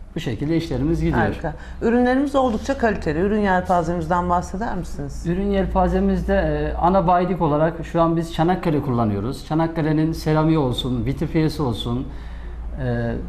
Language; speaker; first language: Turkish; native; Turkish